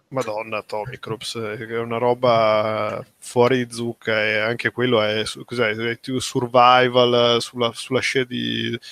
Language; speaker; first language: Italian; native; Italian